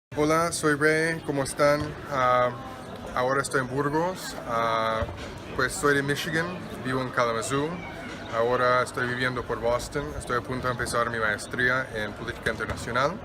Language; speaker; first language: Spanish; non-native, fluent; English